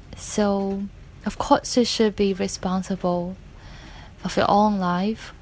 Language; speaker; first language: English; non-native, fluent; Chinese